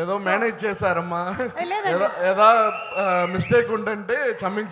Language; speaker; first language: Telugu; non-native, learner; Tamil